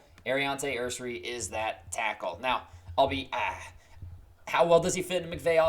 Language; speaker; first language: English; native; English